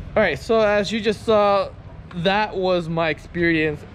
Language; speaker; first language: English; early bilingual, other home language; Vietnamese